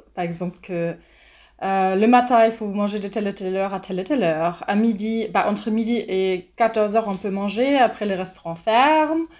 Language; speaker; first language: French; non-native, fluent; German